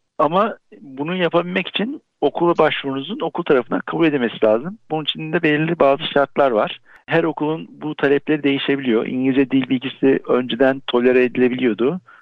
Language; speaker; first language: Turkish; native; Turkish